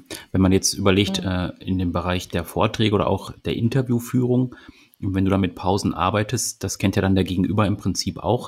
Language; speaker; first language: German; native; German